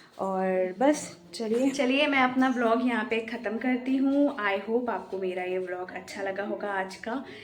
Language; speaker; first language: Hindi; non-native, local second language; Bangla